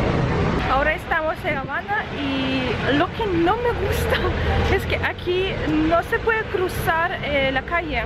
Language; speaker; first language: Spanish; non-native, fluent; Russian